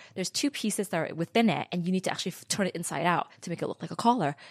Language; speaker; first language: English; early bilingual, other home language; Vietnamese